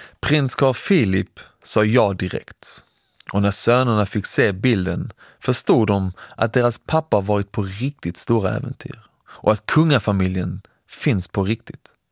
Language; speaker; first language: Swedish; early bilingual, other home language; Persian